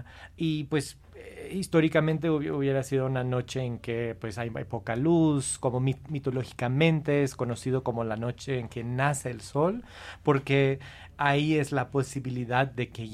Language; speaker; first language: Spanish; non-native, fluent; English